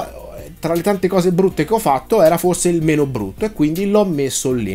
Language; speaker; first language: Italian; native; Italian